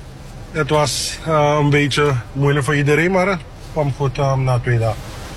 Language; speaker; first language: Dutch; non-native, local second language; Papiamento